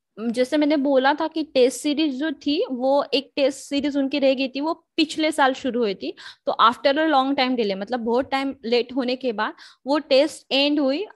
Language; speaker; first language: Hindi; native; Hindi